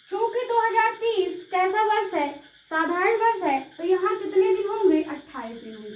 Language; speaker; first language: Hindi; native; Hindi